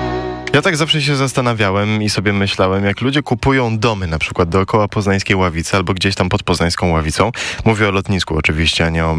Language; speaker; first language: Polish; native; Polish